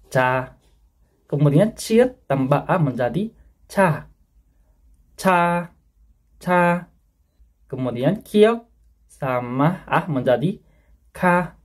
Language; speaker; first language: Indonesian; non-native, fluent; Korean